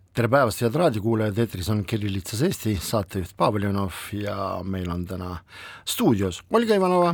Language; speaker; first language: Estonian; non-native, local second language; Russian